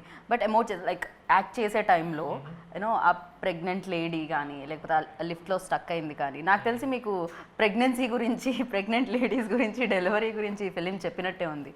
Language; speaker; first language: Telugu; native; Telugu